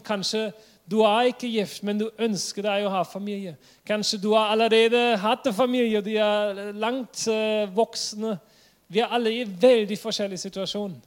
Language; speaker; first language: Norwegian; non-native, fluent; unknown